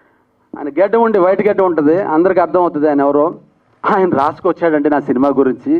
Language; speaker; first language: Telugu; native; Telugu